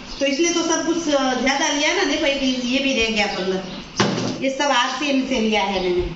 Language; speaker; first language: Hindi; non-native, local second language; Gujarati